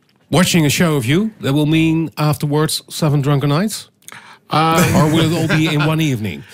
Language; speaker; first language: English; non-native, fluent; Dutch